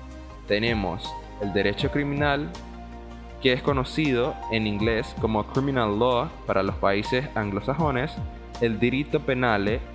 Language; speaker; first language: Spanish; native; Spanish